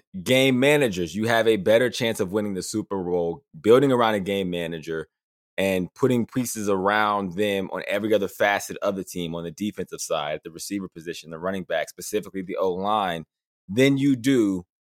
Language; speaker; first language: English; native; English